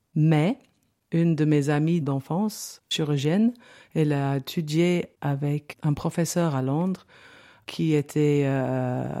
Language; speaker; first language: French; non-native, fluent; English